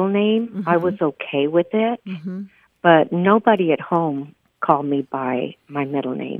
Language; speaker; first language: English; early bilingual, other home language; Spanish